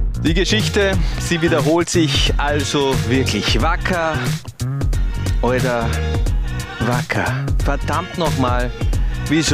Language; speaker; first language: German; native; German